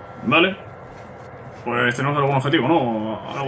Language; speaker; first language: Spanish; native; Spanish